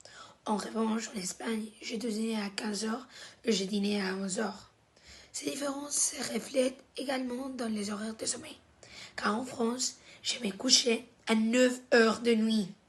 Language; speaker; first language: French; non-native, fluent; Spanish